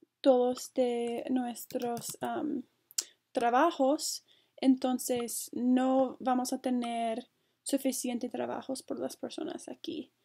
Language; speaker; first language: Spanish; non-native, fluent; English